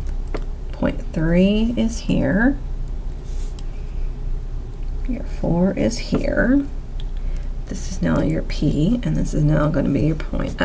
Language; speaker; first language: English; native; English